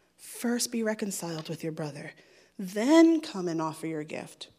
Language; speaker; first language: English; early bilingual, other home language; Spanish